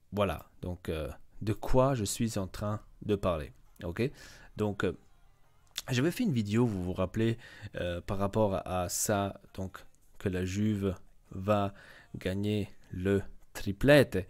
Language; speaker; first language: French; native; French